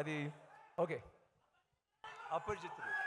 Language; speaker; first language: Telugu; non-native, learner; Tamil